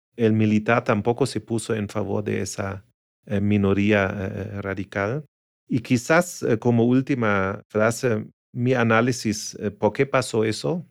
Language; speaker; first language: Spanish; non-native, fluent; German